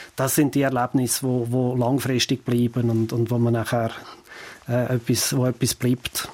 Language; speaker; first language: German; native; German